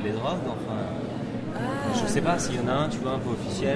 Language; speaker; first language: English; non-native, fluent; French